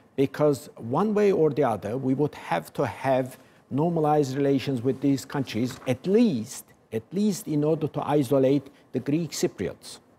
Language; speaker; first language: English; non-native, fluent; Turkish